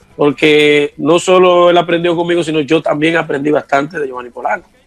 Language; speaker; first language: Spanish; native; Spanish